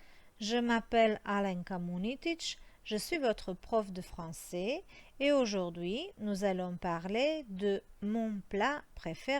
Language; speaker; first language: French; non-native, fluent; Croatian